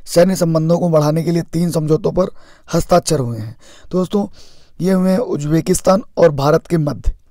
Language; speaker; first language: Hindi; native; Hindi